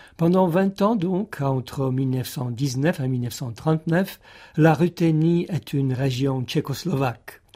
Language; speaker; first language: French; non-native, fluent; Czech